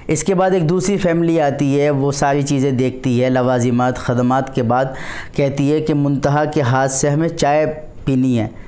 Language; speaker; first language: Urdu; native; Urdu